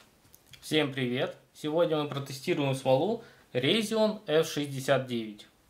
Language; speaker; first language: Russian; native; Russian